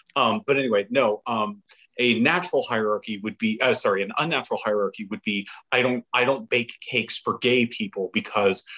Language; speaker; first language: English; native; English